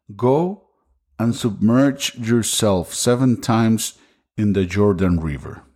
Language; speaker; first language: English; non-native, fluent; Spanish